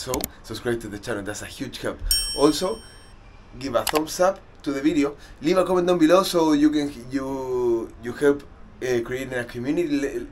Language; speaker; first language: English; non-native, fluent; Spanish